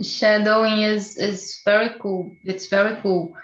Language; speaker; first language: English; non-native, learner; Portuguese